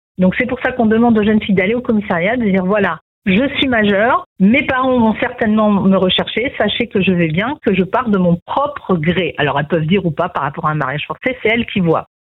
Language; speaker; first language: French; native; French